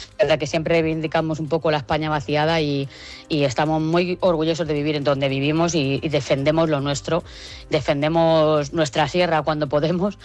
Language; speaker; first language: Spanish; native; Spanish